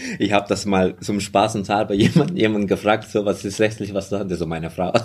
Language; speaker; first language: German; early bilingual, other home language; Spanish